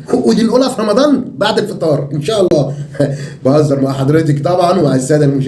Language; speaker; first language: Arabic; native; Arabic